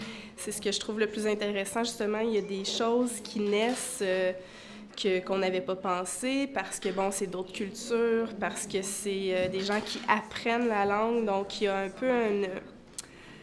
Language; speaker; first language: French; native; French